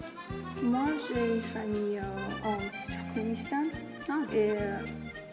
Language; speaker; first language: French; non-native, learner; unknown